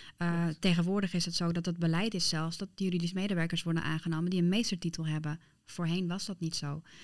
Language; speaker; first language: Dutch; early bilingual, other home language; Persian